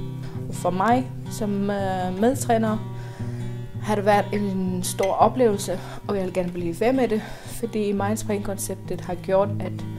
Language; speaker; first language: Danish; non-native, fluent; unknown